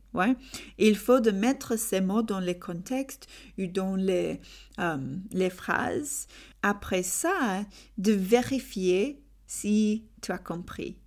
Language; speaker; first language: French; non-native, learner; English